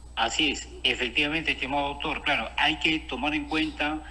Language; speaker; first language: Spanish; native; Spanish